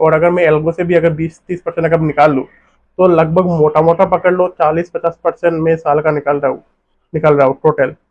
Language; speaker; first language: Hindi; non-native, local second language; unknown